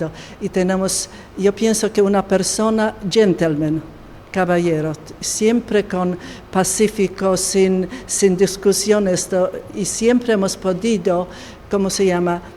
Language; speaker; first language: Spanish; non-native, learner; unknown